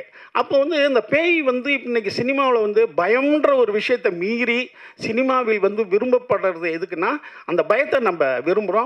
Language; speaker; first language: Tamil; native; Tamil